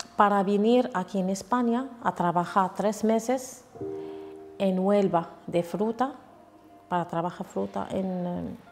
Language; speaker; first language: Spanish; non-native, learner; Arabic